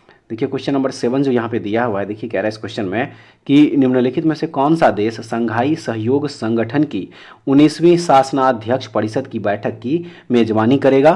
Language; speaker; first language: Hindi; native; Hindi